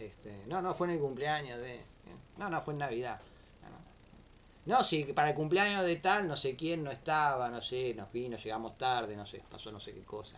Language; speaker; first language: Spanish; native; Spanish